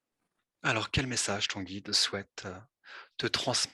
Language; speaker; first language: French; native; French